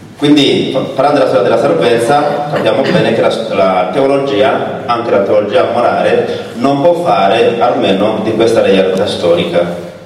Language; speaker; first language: Italian; non-native, fluent; Rundi